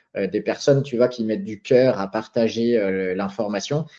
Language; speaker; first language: French; native; French